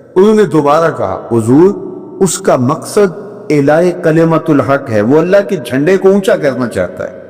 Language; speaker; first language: Urdu; non-native, local second language; Punjabi